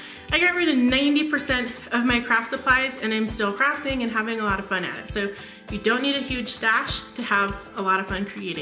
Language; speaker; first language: English; native; English